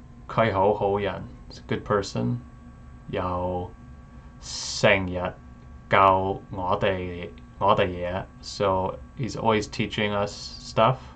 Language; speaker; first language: Cantonese; non-native, learner; English